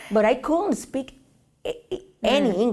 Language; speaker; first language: English; non-native, learner; Spanish